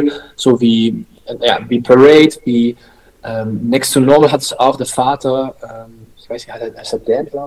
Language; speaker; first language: German; non-native, learner; Dutch